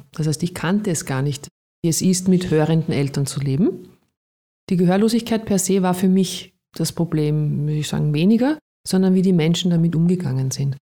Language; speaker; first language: German; native; German